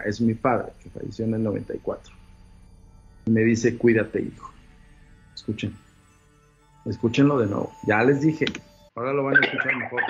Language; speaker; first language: Spanish; native; Spanish